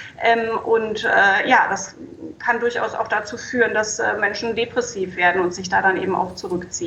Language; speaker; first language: German; native; German